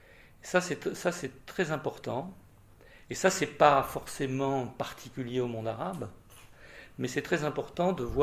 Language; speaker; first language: French; native; French